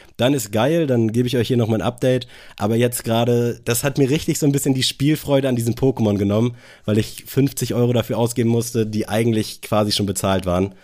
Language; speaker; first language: German; native; German